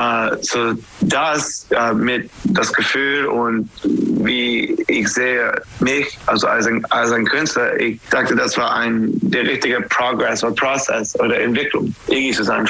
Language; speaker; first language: German; non-native, learner; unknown